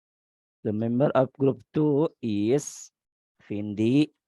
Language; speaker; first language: English; non-native, learner; Indonesian